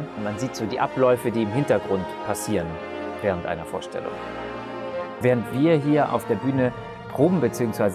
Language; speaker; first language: German; native; German